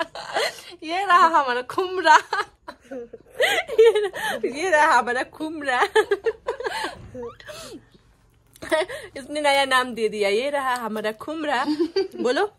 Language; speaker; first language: Hindi; non-native, local second language; Nepali